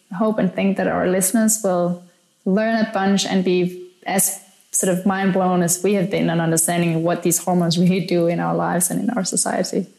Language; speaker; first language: English; non-native, fluent; Danish